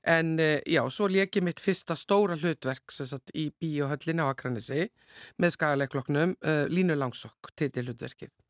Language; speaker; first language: Icelandic; native; Icelandic